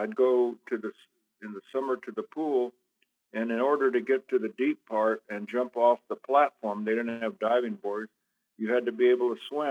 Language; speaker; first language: English; native; English